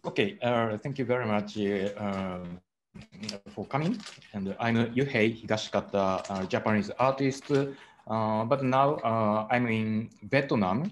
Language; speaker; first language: English; non-native, learner; Japanese